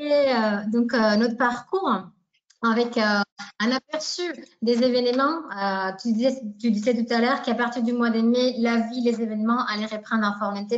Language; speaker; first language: French; native; French